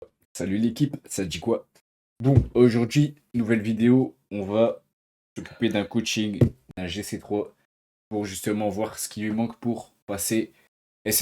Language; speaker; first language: French; native; French